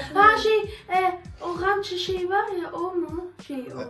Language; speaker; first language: Turkish; early bilingual, heritage; Turkish